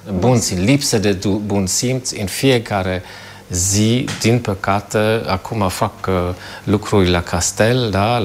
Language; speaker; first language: Romanian; non-native, fluent; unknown